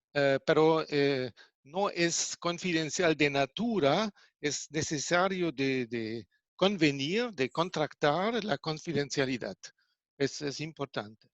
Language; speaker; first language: Spanish; non-native, fluent; German